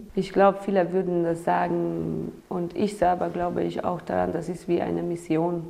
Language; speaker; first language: German; non-native, fluent; Hungarian